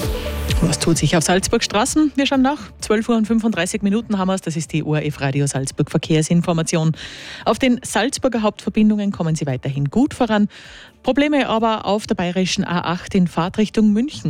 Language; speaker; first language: German; native; German